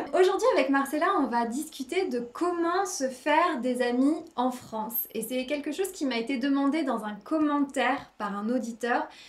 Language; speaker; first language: French; native; French